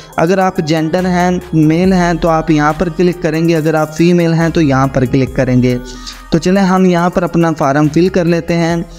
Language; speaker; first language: Urdu; non-native, local second language; Punjabi